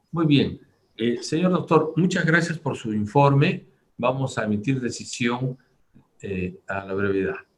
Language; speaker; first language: Spanish; native; Spanish